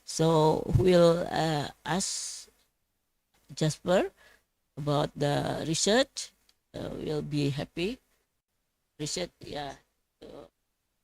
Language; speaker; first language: English; non-native, fluent; Indonesian